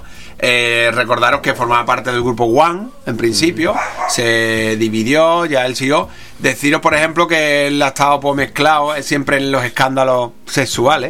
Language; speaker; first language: Spanish; native; Spanish